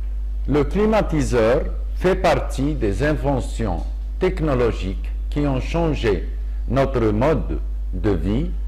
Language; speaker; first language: French; non-native, local second language; Arabic